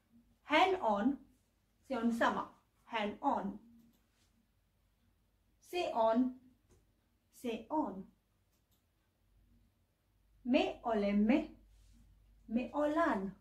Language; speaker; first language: Finnish; non-native, learner; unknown